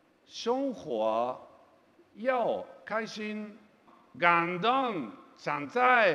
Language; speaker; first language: Chinese; non-native, learner; Japanese